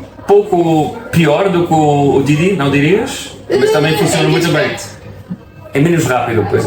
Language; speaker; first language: Portuguese; non-native, fluent; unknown